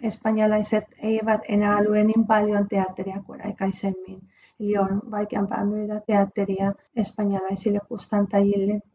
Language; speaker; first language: Finnish; non-native, fluent; Spanish